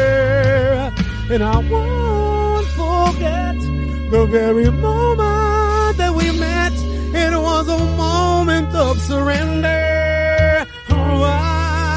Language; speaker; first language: English; non-native, local second language; Welsh